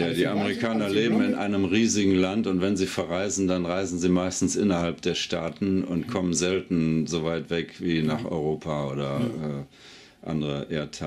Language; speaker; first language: German; native; German